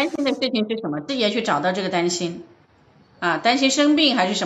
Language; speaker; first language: Chinese; native; Chinese